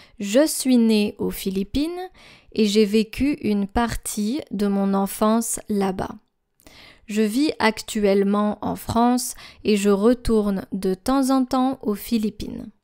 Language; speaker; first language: French; native; French